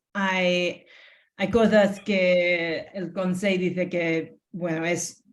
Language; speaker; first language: Spanish; non-native, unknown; English